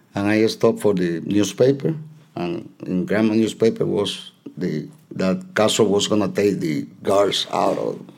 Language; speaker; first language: English; non-native, fluent; Spanish